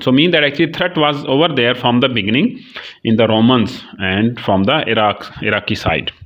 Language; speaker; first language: English; non-native, local second language; Urdu